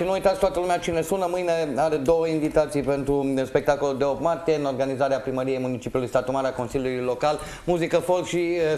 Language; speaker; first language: Romanian; native; Romanian